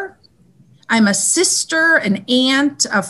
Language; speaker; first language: English; native; English